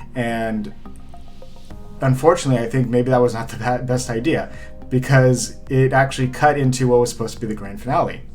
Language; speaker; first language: English; native; English